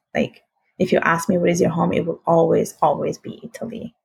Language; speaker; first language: English; non-native, fluent; Italian